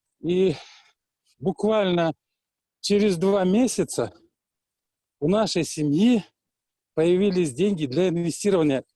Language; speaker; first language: Russian; native; Russian